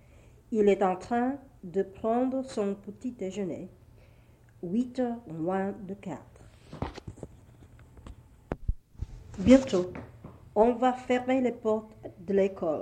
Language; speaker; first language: French; non-native, learner; English